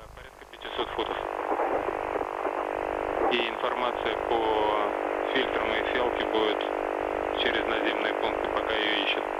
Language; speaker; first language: Russian; native; Russian